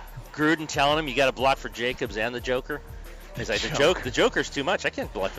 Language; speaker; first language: English; native; English